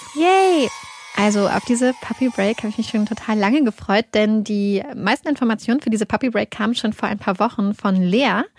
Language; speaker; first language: German; native; German